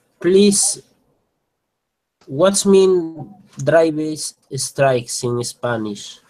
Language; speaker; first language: English; non-native, learner; Spanish